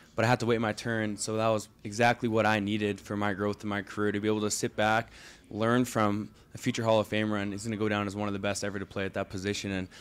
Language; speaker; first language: English; native; English